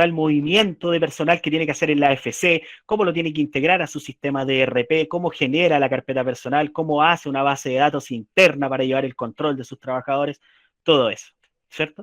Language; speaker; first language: Spanish; native; Spanish